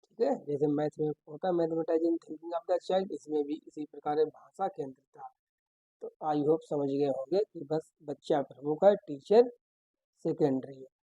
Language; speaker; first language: Hindi; native; Hindi